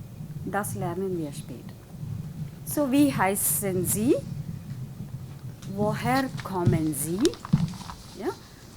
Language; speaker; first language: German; non-native, fluent; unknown